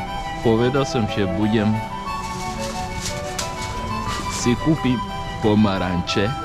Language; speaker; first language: Slovak; non-native, learner; English